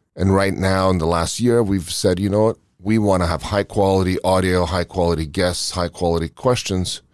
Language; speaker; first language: English; non-native, fluent; Norwegian